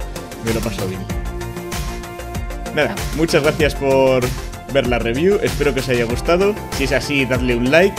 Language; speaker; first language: Spanish; native; Spanish